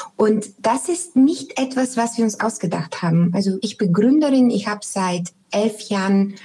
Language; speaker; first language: German; non-native, fluent; Bulgarian